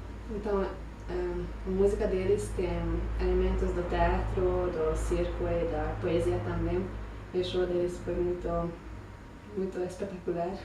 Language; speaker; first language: Portuguese; non-native, fluent; Hungarian